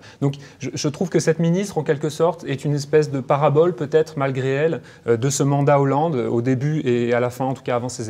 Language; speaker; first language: French; native; French